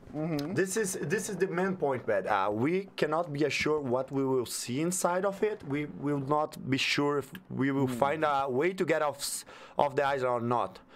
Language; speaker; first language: English; non-native, fluent; Portuguese